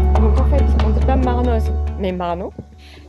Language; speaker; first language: French; native; French